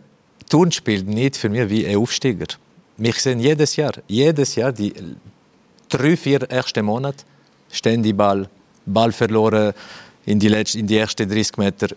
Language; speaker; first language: German; non-native, fluent; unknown